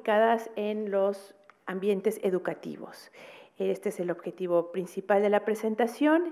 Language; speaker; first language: Spanish; native; Spanish